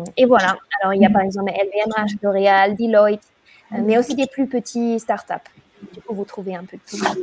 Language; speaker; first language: French; non-native, fluent; German